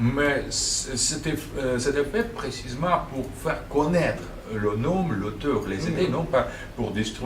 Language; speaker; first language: French; non-native, fluent; Russian